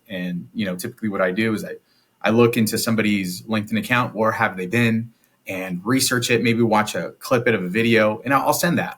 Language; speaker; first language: English; native; English